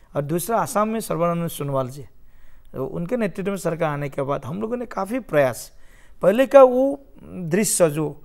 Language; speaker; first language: Hindi; non-native, local second language; Assamese